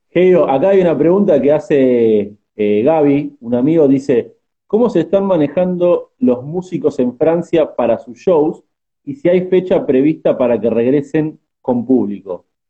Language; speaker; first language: Spanish; native; Spanish